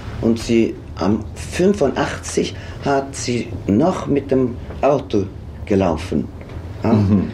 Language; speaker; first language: German; non-native, fluent; Swedish